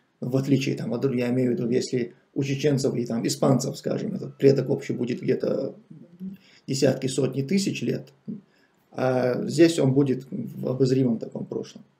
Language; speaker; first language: Russian; non-native, local second language; Chechen